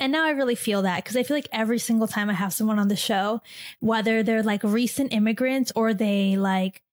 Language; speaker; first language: English; native; English